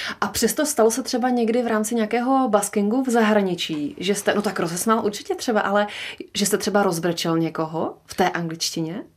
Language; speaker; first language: Czech; native; Czech